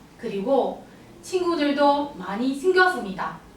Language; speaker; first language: Korean; non-native, learner; Chinese